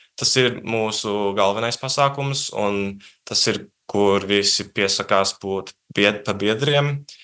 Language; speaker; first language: Latvian; early bilingual, heritage; Latvian